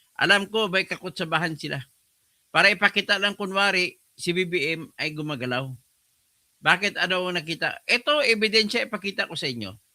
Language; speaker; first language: Filipino; non-native, local second language; Hiligaynon